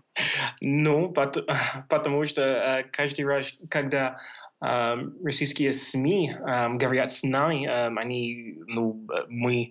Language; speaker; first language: Russian; non-native, fluent; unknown